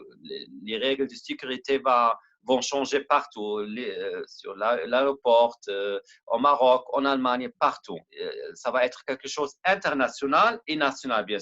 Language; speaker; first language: French; non-native, learner; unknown